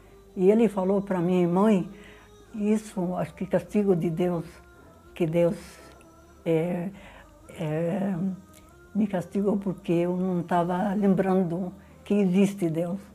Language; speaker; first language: Portuguese; non-native, learner; Arabic